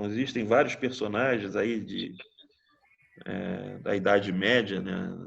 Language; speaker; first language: Portuguese; native; Portuguese